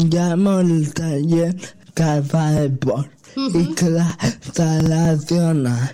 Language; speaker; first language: Catalan; non-native, local second language; Spanish